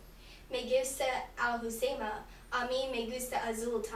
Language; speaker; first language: Spanish; non-native, learner; English